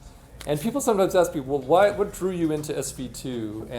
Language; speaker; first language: English; native; English